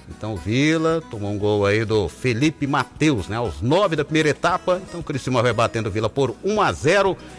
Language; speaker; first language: Portuguese; native; Portuguese